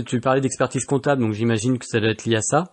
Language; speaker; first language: French; native; French